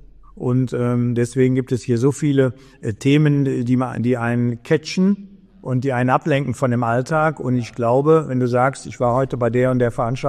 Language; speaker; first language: German; native; German